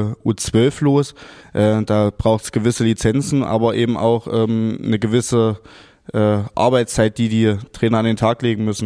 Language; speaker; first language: German; native; German